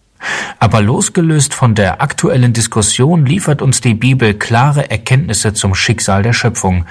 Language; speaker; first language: German; native; German